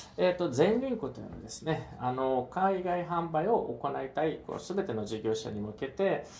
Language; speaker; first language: Japanese; non-native, fluent; Ukrainian